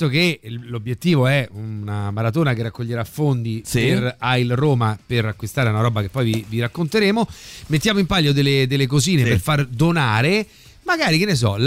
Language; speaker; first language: Italian; native; Italian